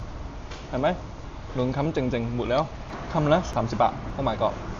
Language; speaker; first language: Thai; native; Thai